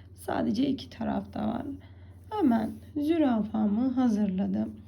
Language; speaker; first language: Turkish; native; Turkish